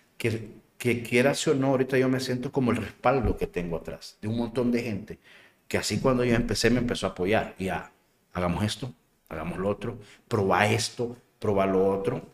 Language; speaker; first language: Spanish; native; Spanish